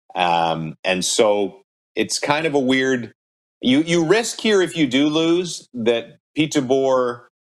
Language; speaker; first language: English; native; English